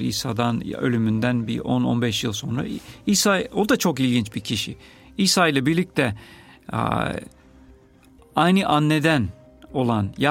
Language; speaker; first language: Turkish; non-native, fluent; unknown